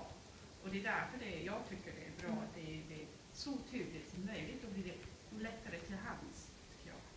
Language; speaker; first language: Swedish; non-native, fluent; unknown